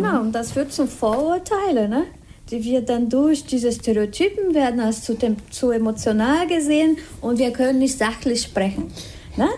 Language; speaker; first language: German; non-native, fluent; Spanish